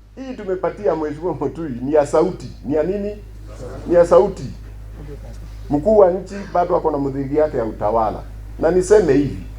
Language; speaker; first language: Swahili; non-native, local second language; Kikuyu